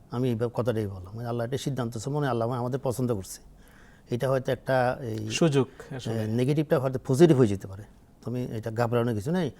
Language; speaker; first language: Bangla; native; Bangla